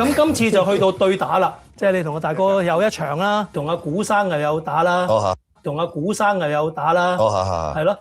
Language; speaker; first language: Chinese; native; Chinese